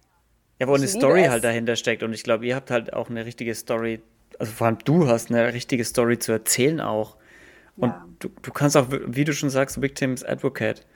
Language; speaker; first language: German; native; German